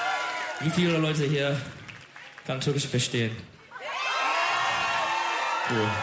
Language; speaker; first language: German; non-native, learner; Turkish